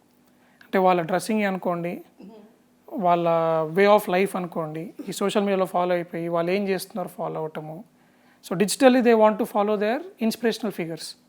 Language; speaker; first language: Telugu; native; Telugu